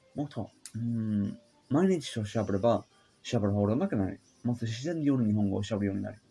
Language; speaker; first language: Japanese; non-native, learner; English